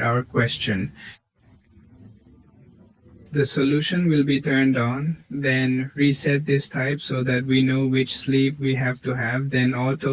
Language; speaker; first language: English; non-native, learner; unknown